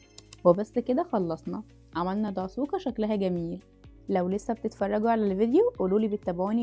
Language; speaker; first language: Arabic; native; Arabic